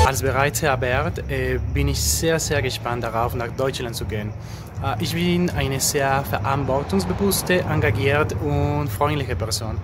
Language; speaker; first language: German; non-native, learner; Spanish